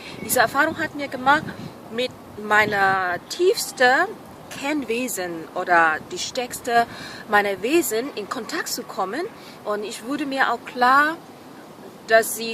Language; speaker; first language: German; non-native, fluent; Burmese